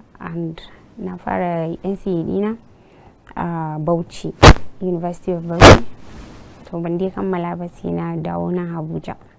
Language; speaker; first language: Hausa; non-native, local second language; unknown